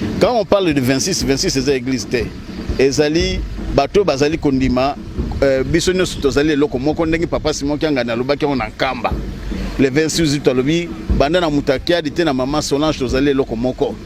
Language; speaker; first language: Lingala; non-native, local second language; Kongo